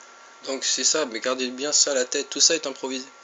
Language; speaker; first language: French; native; French